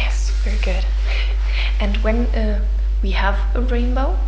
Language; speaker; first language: English; non-native, fluent; German